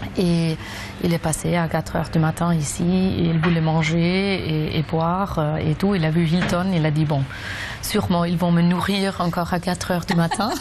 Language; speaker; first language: French; non-native, fluent; German